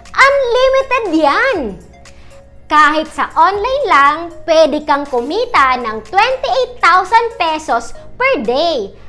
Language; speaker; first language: Filipino; non-native, local second language; Bikol